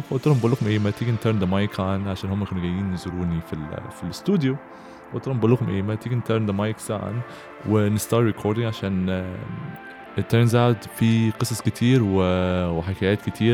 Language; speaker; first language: Arabic; early bilingual, heritage; Arabic